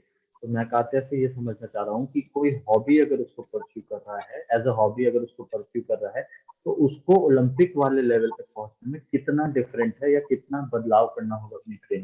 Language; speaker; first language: Hindi; native; Hindi